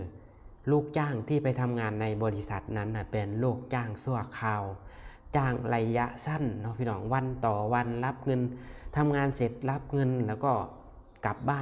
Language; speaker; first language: Thai; non-native, local second language; Northeastern Thai